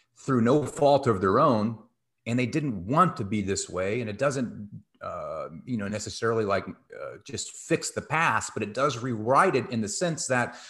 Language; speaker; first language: English; native; English